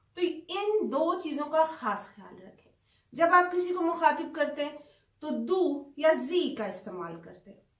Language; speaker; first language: Urdu; native; Urdu